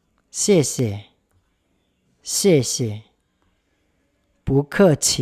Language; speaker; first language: Chinese; non-native, fluent; Lao